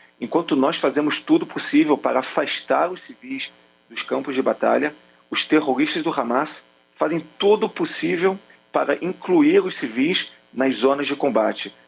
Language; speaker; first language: Portuguese; native; Portuguese